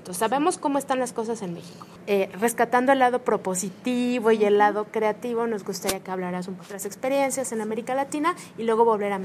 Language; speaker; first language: Spanish; native; Spanish